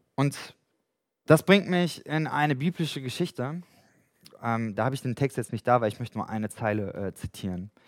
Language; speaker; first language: German; native; German